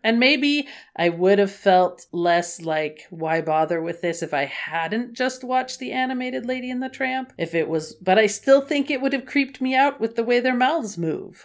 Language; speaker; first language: English; native; English